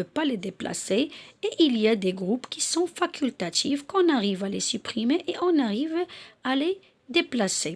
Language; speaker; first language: French; non-native, local second language; Arabic